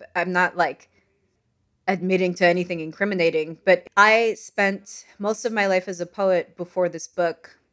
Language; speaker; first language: English; non-native, fluent; Arabic